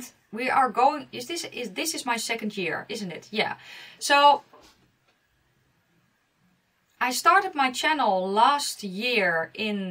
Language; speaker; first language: English; non-native, fluent; Dutch